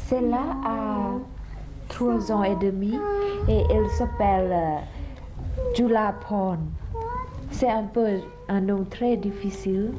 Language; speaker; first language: French; non-native, fluent; Thai